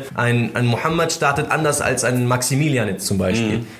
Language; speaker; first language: German; native; German